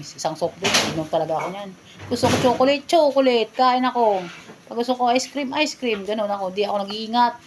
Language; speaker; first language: Filipino; non-native, local second language; Bikol